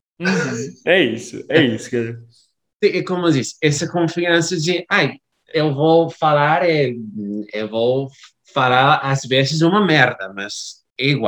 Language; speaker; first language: Portuguese; non-native, learner; English